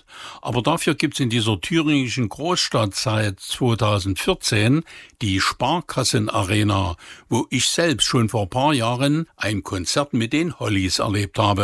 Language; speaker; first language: German; native; German